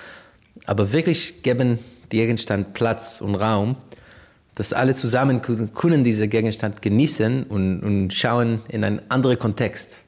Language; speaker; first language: German; non-native, learner; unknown